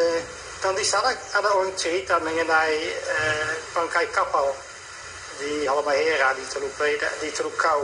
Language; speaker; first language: Indonesian; non-native, fluent; Dutch